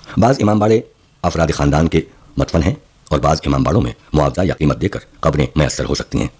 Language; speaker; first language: Urdu; native; Urdu